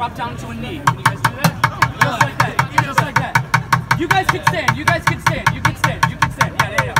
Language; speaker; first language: English; native; English